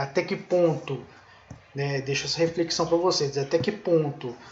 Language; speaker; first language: Portuguese; native; Portuguese